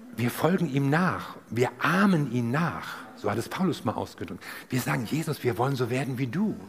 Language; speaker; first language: German; native; German